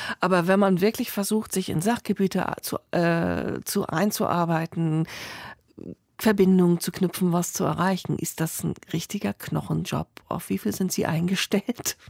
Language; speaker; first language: German; native; German